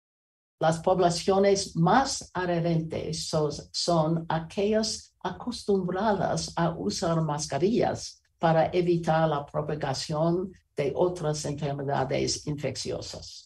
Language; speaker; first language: Spanish; non-native, learner; English